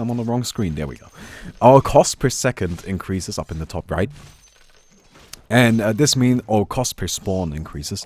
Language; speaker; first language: English; non-native, fluent; German